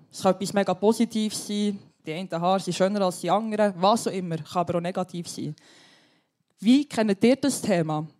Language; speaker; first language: German; early bilingual, other home language; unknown